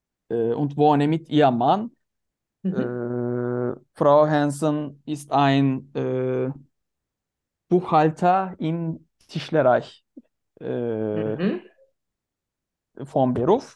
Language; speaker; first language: German; non-native, learner; Turkish